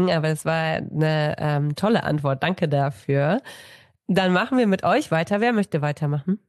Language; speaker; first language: German; native; German